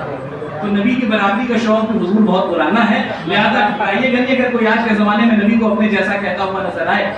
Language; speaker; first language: Urdu; native; Urdu